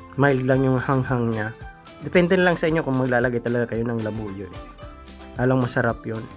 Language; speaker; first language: Filipino; non-native, local second language; Bikol